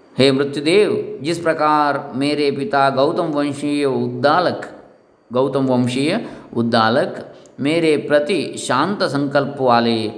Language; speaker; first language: Hindi; non-native, local second language; Kannada